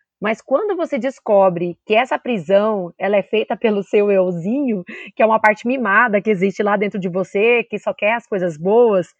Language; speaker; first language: Portuguese; native; Portuguese